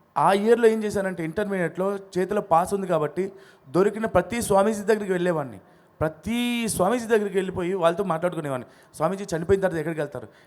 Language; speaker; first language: Telugu; non-native, local second language; Odia